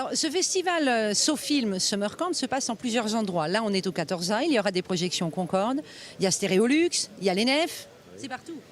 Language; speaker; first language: French; native; French